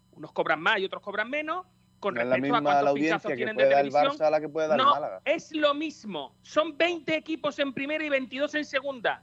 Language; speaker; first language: Spanish; native; Spanish